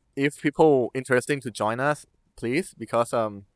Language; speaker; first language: English; non-native, learner; Thai